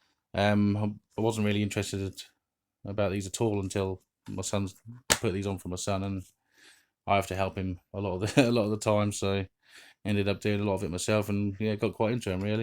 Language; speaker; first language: English; native; English